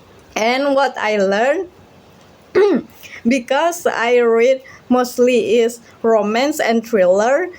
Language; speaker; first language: English; non-native, learner; Indonesian